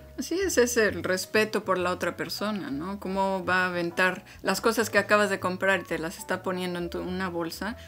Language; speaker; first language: Spanish; native; Spanish